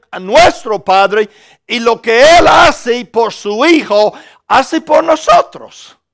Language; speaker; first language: Spanish; non-native, fluent; English